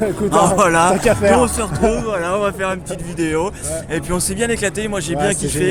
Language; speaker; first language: French; native; French